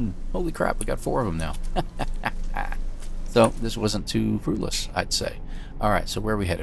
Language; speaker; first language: English; native; English